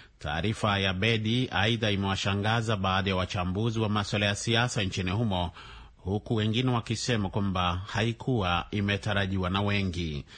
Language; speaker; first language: Swahili; non-native, local second language; Meru